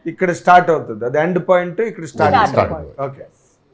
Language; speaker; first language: Telugu; native; Telugu